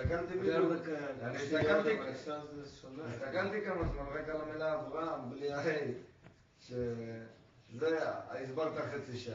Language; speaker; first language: Hebrew; non-native, local second language; English